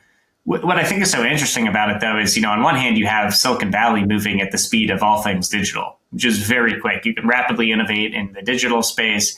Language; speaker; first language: English; native; English